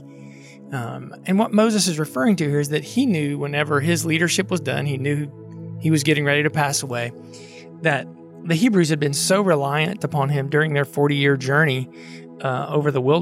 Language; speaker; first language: English; native; English